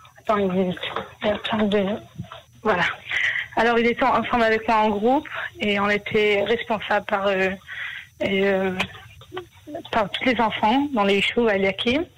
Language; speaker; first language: French; early bilingual, heritage; Hebrew